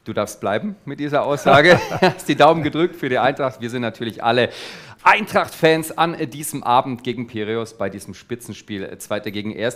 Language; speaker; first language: German; native; German